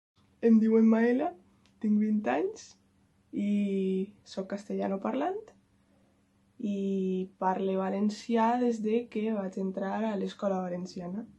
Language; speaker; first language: Catalan; non-native, local second language; Spanish